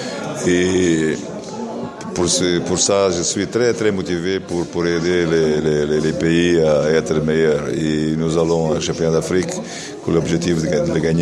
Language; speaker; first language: French; non-native, learner; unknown